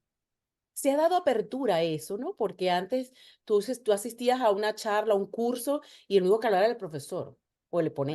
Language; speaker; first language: Spanish; native; Spanish